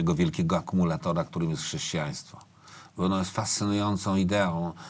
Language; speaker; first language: Polish; native; Polish